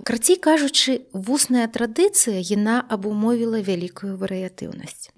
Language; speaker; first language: Belarusian; native; Belarusian